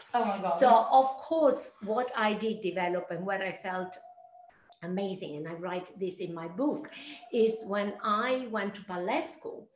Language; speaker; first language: English; non-native, fluent; Italian